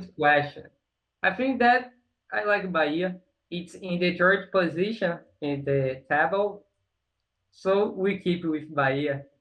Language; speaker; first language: English; non-native, learner; Portuguese